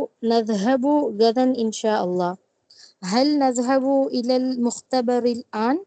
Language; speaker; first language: Arabic; non-native, learner; Tamil